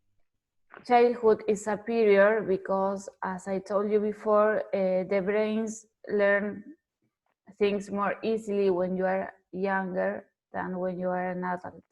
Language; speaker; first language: English; non-native, fluent; Spanish